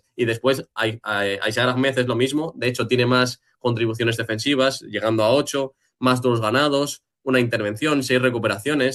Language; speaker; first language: Spanish; native; Spanish